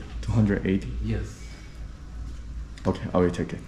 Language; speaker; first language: English; non-native, learner; Korean